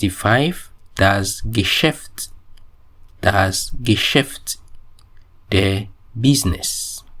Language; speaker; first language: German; non-native, fluent; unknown